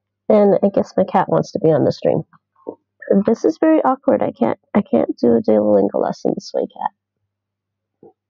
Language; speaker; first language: English; native; English